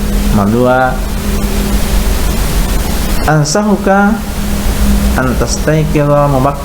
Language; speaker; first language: Arabic; non-native, fluent; Indonesian